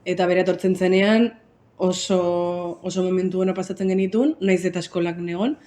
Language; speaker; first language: Basque; early bilingual, other home language; Spanish